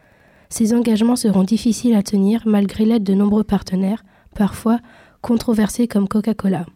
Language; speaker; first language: French; native; French